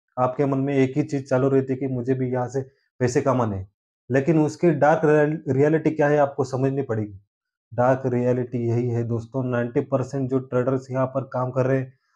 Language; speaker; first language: Hindi; non-native, local second language; Marathi